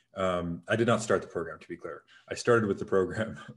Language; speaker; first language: English; native; English